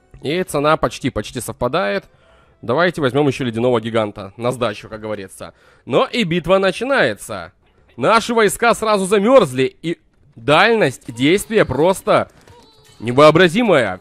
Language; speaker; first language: Russian; native; Russian